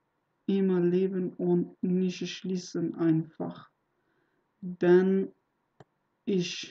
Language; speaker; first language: German; non-native, learner; Persian